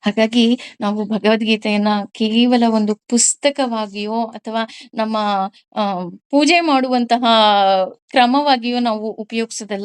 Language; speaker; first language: Kannada; native; Kannada